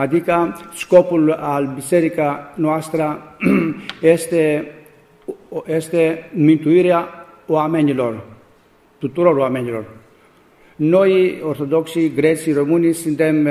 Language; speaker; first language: Romanian; non-native, learner; Greek